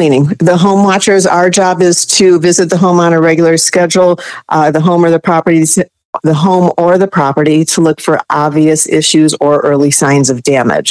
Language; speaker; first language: English; native; English